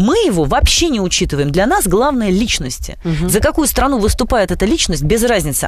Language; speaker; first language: Russian; native; Russian